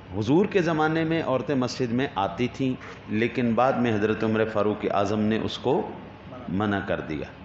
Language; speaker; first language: Urdu; non-native, local second language; Punjabi